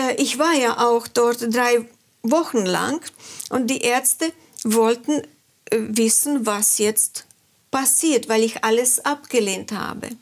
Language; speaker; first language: German; non-native, fluent; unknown